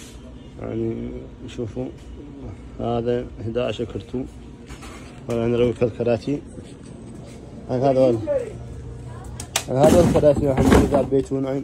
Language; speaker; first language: Arabic; non-native, learner; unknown